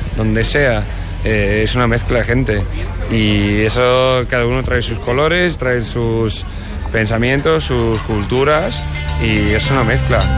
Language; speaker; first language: Spanish; non-native, fluent; English